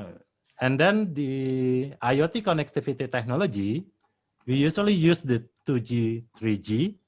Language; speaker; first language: English; non-native, fluent; Indonesian